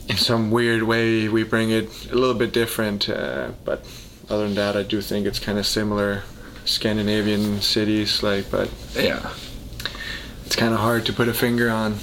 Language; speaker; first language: English; early bilingual, heritage; Danish